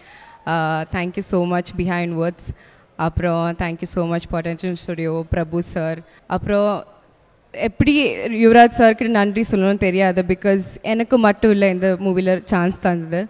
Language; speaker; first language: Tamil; non-native, learner; Malayalam